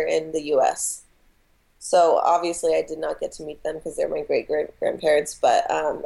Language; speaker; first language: English; native; English